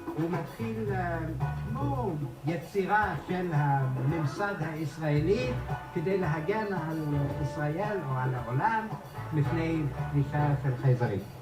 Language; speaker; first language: Hebrew; non-native, fluent; English